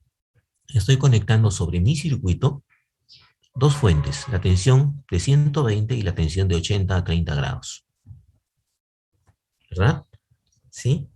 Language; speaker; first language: Spanish; native; Spanish